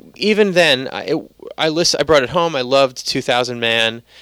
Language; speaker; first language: English; native; English